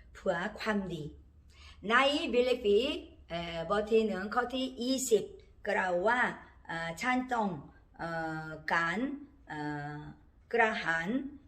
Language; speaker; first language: Thai; non-native, learner; Korean